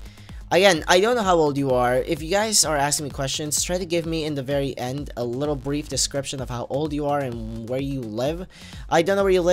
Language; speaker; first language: English; native; English